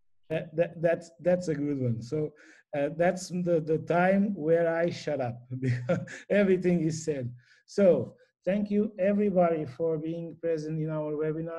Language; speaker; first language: English; non-native, fluent; Portuguese